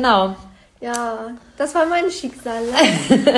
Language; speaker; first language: German; non-native, learner; Persian